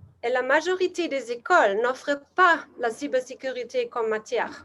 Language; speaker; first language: French; non-native, learner; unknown